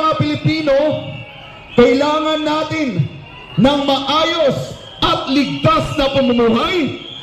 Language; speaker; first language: Filipino; native; Filipino